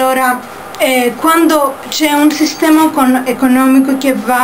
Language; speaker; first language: Italian; non-native, fluent; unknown